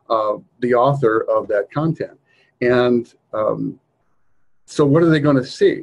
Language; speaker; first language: English; native; English